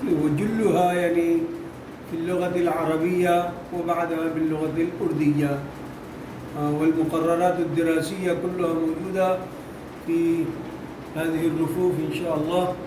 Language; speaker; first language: Arabic; non-native, fluent; Urdu